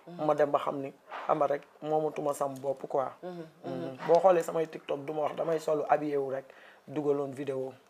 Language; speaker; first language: Wolof; native; Wolof